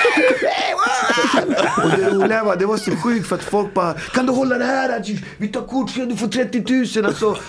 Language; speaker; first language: Swedish; native; Swedish